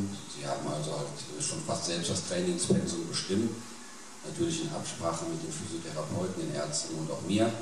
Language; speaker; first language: German; native; German